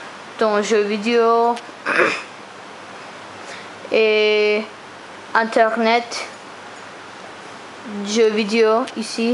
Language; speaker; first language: French; non-native, learner; English